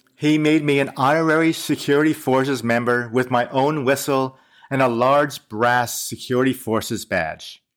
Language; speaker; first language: English; native; English